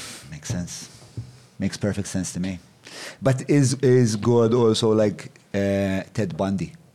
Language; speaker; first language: English; non-native, local second language; Maltese